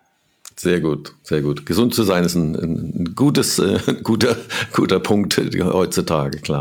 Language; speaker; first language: German; native; German